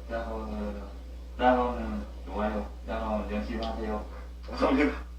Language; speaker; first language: Korean; non-native, learner; Vietnamese